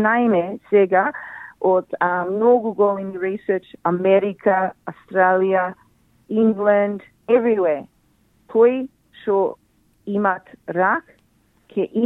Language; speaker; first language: Macedonian; early bilingual, heritage; Macedonian